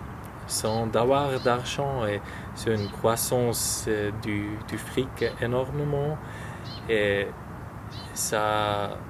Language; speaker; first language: French; non-native, local second language; German